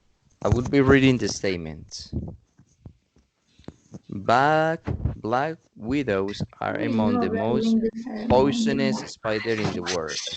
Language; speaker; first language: English; non-native, fluent; Spanish